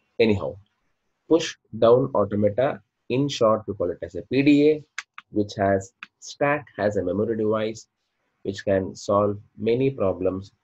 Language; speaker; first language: English; non-native, local second language; Kannada